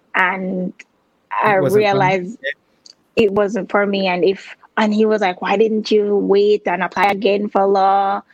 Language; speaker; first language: English; non-native, local second language; Jamaican Creole English